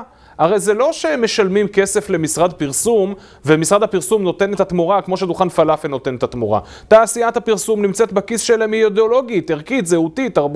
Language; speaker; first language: Hebrew; native; Hebrew